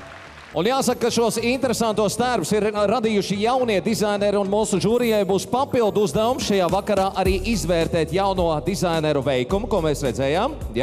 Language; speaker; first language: Latvian; native; Latvian